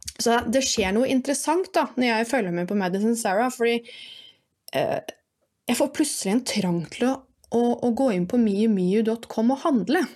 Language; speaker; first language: Norwegian; native; Norwegian